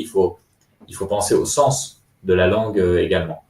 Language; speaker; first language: French; native; French